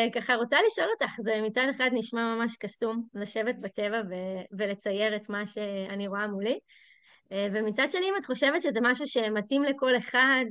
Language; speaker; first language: Hebrew; native; Hebrew